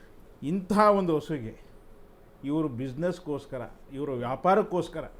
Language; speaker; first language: Kannada; native; Kannada